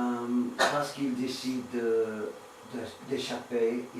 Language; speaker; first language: French; non-native, learner; English